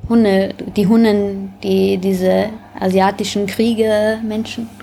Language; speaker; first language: German; native; German